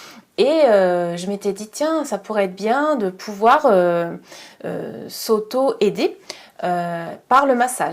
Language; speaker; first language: French; native; French